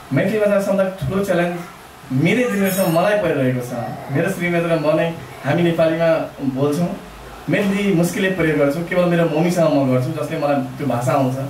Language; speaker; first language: Nepali; non-native, local second language; Maithili